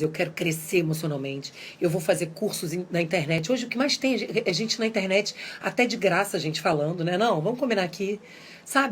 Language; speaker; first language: Portuguese; native; Portuguese